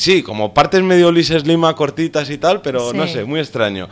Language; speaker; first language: Spanish; native; Spanish